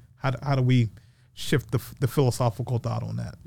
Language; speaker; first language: English; native; English